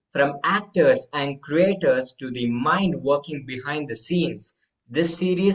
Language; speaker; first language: English; non-native, local second language; Kannada